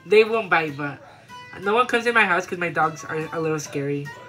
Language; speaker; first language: English; early bilingual, other home language; Spanish